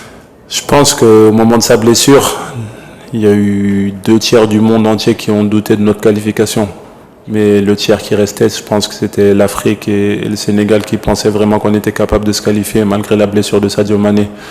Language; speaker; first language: French; native; French